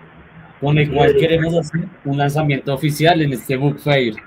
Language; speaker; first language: Spanish; native; Spanish